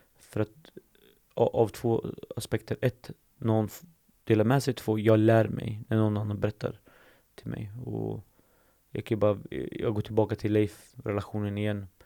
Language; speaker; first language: Swedish; early bilingual, other home language; Assyrian Neo-Aramaic